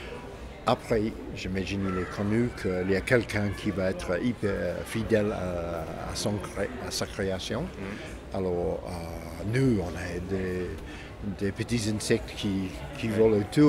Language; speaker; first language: French; non-native, fluent; English